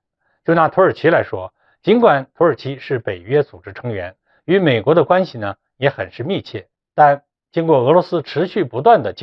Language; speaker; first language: Chinese; native; Chinese